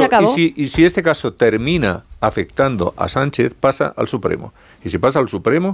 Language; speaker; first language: Spanish; native; Spanish